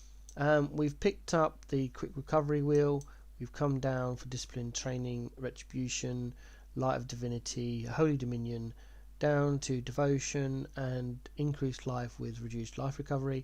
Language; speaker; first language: English; native; English